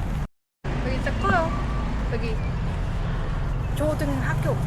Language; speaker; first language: Korean; non-native, learner; Thai